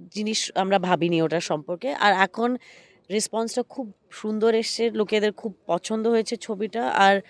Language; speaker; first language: Bangla; early bilingual, heritage; Bangla